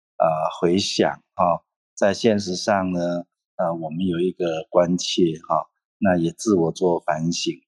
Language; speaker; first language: Chinese; non-native, local second language; Hakka Chinese